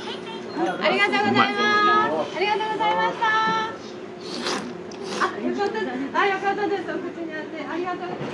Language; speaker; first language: Japanese; native; Japanese